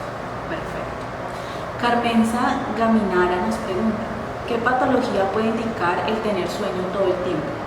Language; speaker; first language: Spanish; native; Spanish